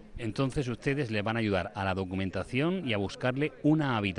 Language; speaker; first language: Spanish; native; Spanish